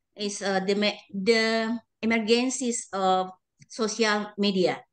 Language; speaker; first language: English; non-native, learner; Indonesian